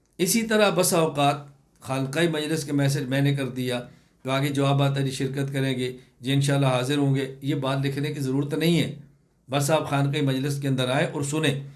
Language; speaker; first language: Urdu; non-native, local second language; Punjabi